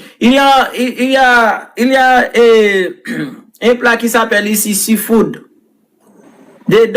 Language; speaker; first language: French; non-native, local second language; Haitian Creole